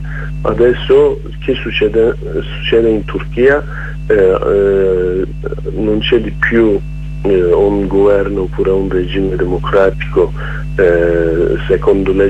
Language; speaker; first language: Italian; non-native, learner; Kurdish